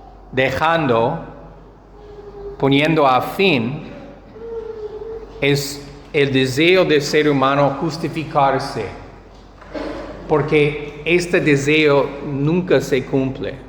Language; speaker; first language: Spanish; non-native, fluent; English